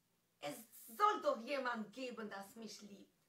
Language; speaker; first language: German; non-native, fluent; Albanian